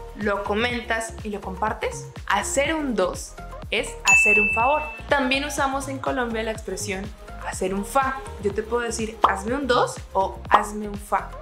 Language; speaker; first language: Spanish; native; Spanish